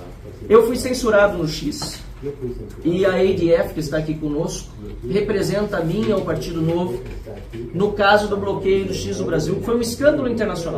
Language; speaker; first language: Portuguese; native; Portuguese